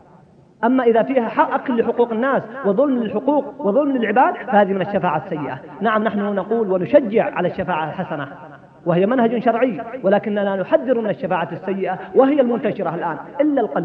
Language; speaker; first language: Arabic; native; Arabic